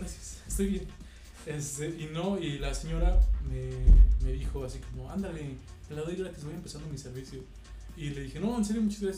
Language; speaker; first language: Spanish; native; Spanish